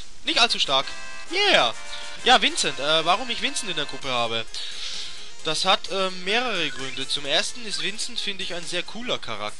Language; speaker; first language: German; native; German